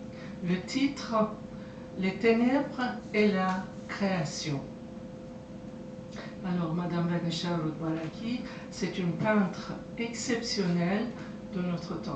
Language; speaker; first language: French; non-native, fluent; Persian